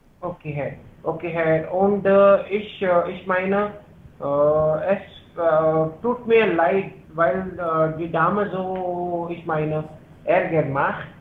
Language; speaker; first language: German; non-native, learner; Hindi